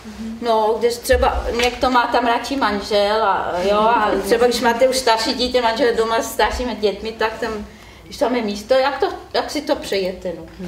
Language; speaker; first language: Czech; non-native, learner; German